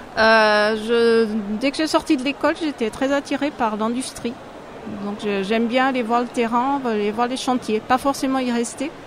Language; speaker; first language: French; non-native, fluent; Portuguese